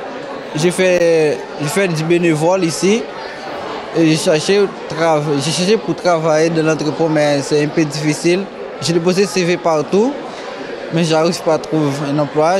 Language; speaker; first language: French; non-native, learner; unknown